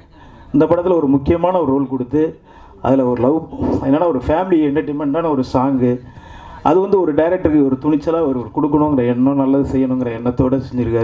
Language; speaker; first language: Tamil; native; Tamil